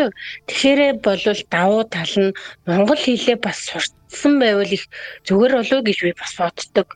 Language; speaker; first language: Mongolian; native; Mongolian